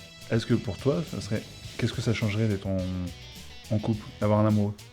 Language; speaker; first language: French; native; French